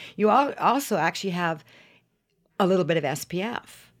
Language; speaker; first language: English; native; English